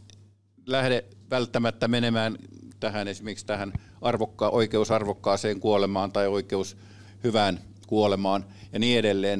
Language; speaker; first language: Finnish; native; Finnish